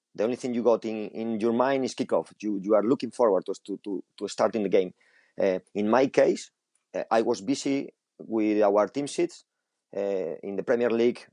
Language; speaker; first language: English; non-native, fluent; Spanish